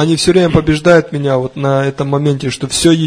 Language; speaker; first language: Russian; native; Russian